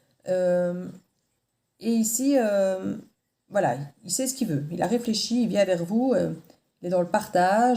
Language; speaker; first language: French; native; French